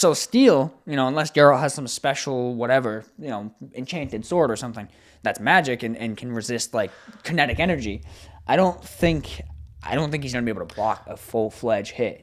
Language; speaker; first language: English; native; English